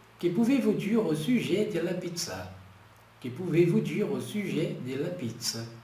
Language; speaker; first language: French; non-native, fluent; Portuguese